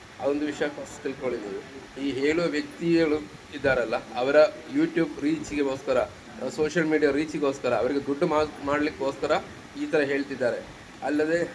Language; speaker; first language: Kannada; non-native, local second language; Malayalam